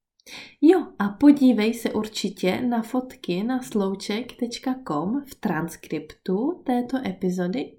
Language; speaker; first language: Czech; native; Czech